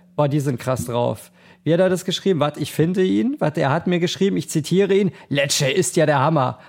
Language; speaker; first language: German; native; German